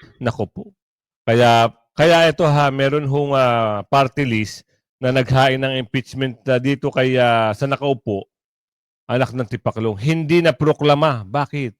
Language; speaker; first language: Filipino; non-native, local second language; Cebuano